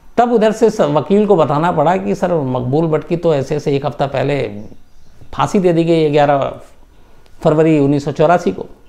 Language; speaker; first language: Hindi; native; Hindi